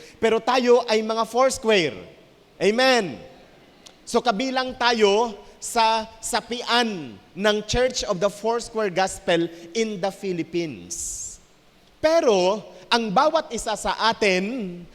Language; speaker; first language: Filipino; native; Filipino